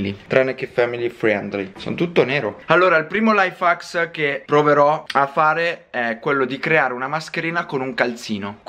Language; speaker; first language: Italian; native; Italian